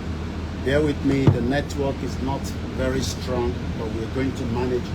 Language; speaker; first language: English; non-native, local second language; Yoruba